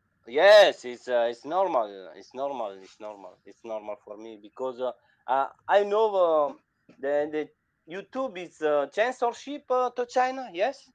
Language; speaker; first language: English; non-native, learner; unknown